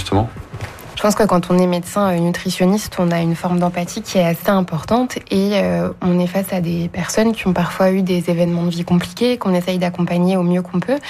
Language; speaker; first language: French; native; French